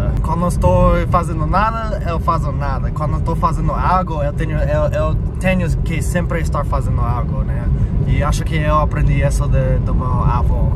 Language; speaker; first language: Portuguese; non-native, fluent; English